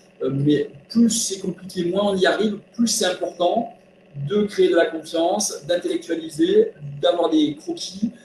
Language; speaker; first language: French; native; French